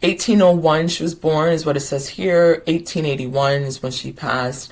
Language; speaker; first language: English; native; English